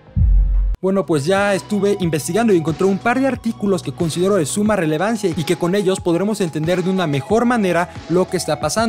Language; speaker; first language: Spanish; native; Spanish